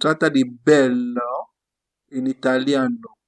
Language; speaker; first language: Italian; non-native, fluent; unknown